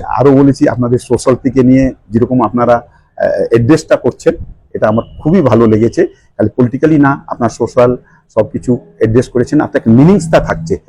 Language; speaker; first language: Bangla; non-native, local second language; Hindi